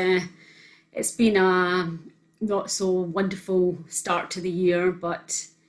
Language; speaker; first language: English; native; English